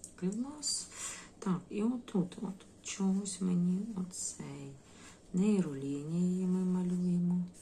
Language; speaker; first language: Ukrainian; non-native, local second language; Russian